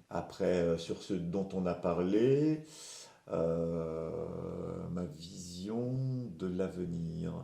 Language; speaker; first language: French; native; French